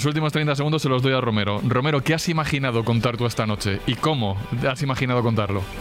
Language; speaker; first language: Spanish; native; Spanish